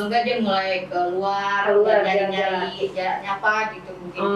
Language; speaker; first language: Indonesian; native; Indonesian